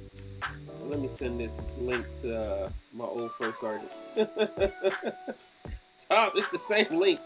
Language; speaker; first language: English; native; English